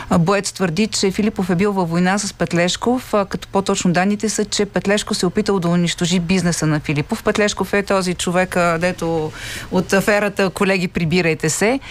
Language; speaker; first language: Bulgarian; native; Bulgarian